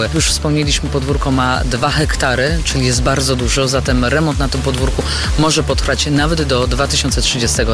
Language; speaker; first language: Polish; native; Polish